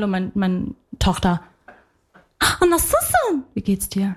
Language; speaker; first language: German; early bilingual, other home language; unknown